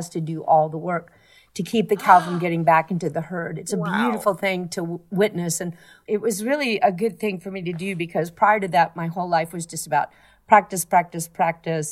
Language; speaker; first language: English; native; English